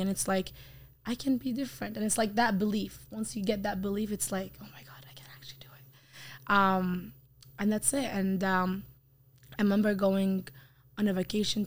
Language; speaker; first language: English; non-native, fluent; Arabic